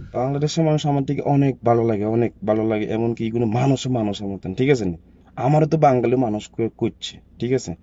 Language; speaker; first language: Bangla; non-native, fluent; Zulu